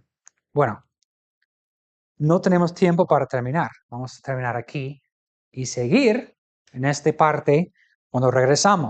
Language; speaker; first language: Spanish; non-native, fluent; English